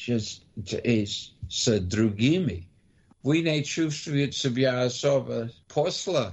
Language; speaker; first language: Russian; non-native, learner; English